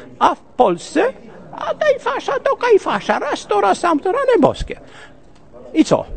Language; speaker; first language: Polish; early bilingual, heritage; Polish